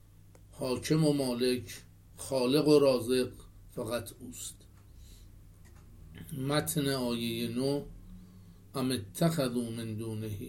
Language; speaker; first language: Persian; native; Persian